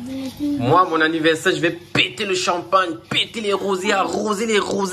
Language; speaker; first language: French; native; French